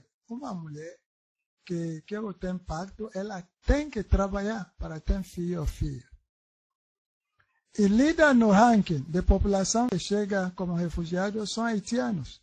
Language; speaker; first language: Portuguese; non-native, learner; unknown